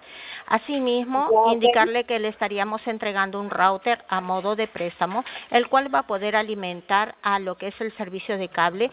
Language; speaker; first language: Spanish; native; Spanish